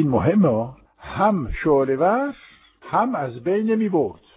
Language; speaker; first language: Persian; non-native, fluent; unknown